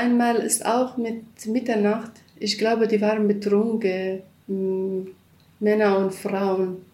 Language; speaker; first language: German; non-native, learner; Kurdish